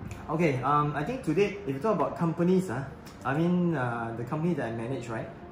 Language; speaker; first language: English; non-native, local second language; Chinese